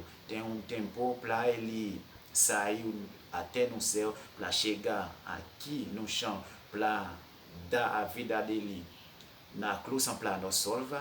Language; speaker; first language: Portuguese; non-native, fluent; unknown